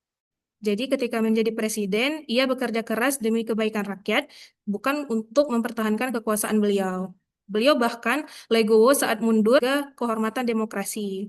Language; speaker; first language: Indonesian; native; Indonesian